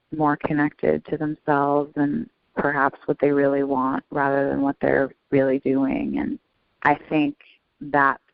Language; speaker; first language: English; native; English